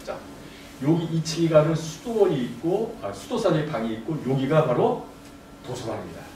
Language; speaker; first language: Korean; native; Korean